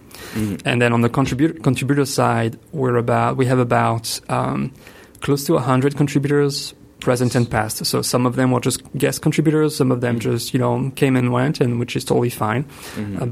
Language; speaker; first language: English; non-native, fluent; French